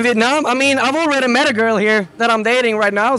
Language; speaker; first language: English; non-native, fluent; Swedish